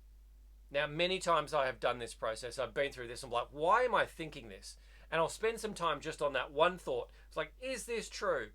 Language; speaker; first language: English; native; English